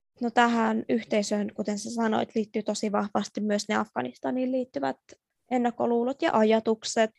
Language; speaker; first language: Finnish; early bilingual, other home language; Persian